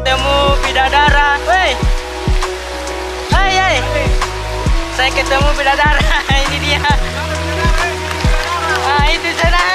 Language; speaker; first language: Indonesian; non-native, local second language; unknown